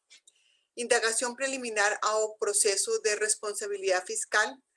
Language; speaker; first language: Spanish; native; Spanish